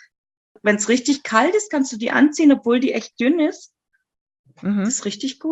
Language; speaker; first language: German; native; German